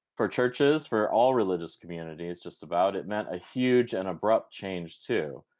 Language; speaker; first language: English; native; English